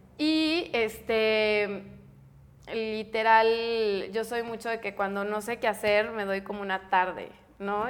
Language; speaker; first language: Spanish; native; Spanish